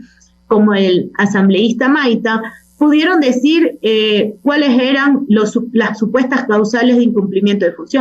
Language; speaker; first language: Spanish; native; Spanish